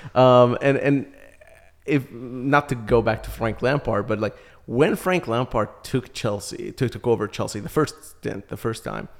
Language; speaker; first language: English; early bilingual, other home language; Arabic